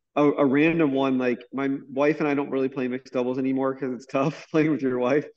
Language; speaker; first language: English; native; English